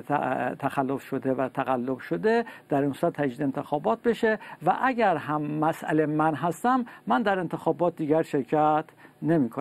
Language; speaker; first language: Persian; native; Persian